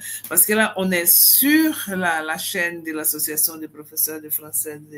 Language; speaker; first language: French; non-native, fluent; Portuguese